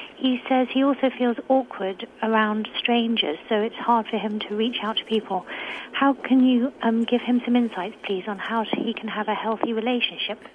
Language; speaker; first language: English; native; English